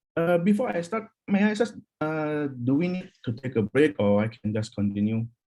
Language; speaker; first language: English; non-native, fluent; Indonesian